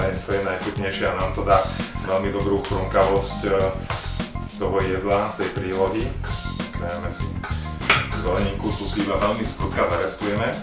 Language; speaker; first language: Slovak; native; Slovak